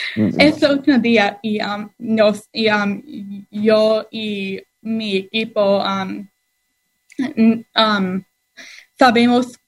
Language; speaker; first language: Spanish; non-native, learner; English